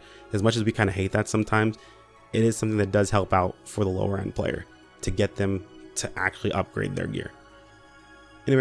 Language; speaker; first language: English; native; English